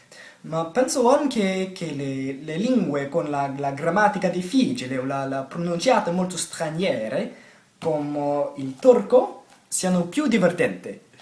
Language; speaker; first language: Italian; non-native, learner; English